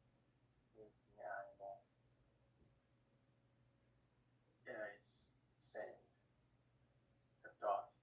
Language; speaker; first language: English; non-native, learner; Korean